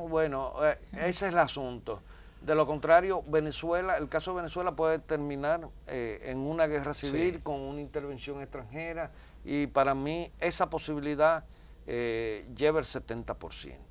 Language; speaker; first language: Spanish; native; Spanish